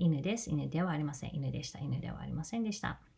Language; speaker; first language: Japanese; non-native, fluent; English